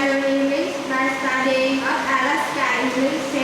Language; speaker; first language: English; non-native, learner; Vietnamese